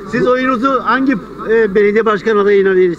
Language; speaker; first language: Turkish; native; Turkish